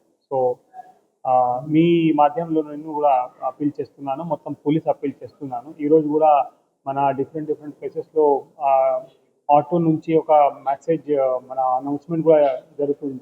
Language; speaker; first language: Telugu; non-native, local second language; Urdu